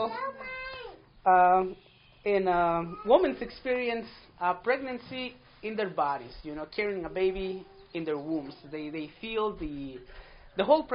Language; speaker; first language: English; non-native, fluent; Spanish